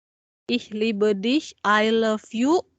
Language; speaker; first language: German; non-native, fluent; Indonesian